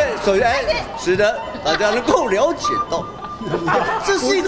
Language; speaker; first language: Chinese; native; Chinese